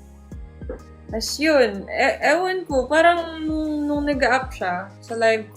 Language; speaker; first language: Filipino; non-native, local second language; Cebuano